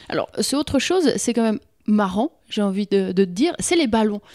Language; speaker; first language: French; native; French